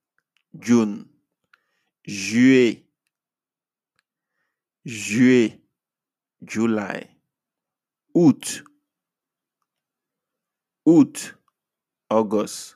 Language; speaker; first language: French; non-native, fluent; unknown